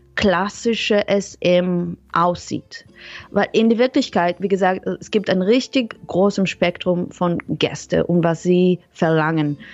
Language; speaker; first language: German; non-native, fluent; Hebrew